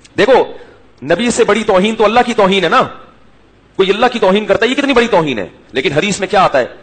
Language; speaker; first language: Urdu; native; Urdu